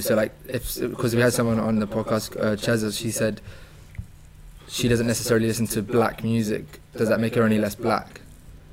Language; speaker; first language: English; native; English